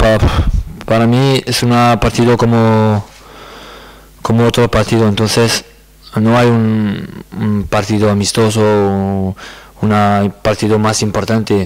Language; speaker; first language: Spanish; non-native, learner; French